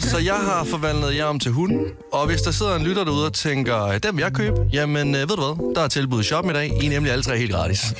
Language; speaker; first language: Danish; native; Danish